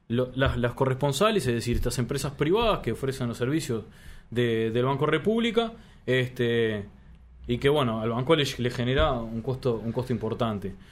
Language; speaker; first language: Spanish; native; Spanish